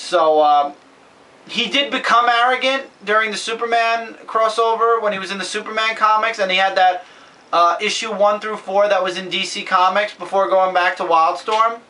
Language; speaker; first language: English; native; English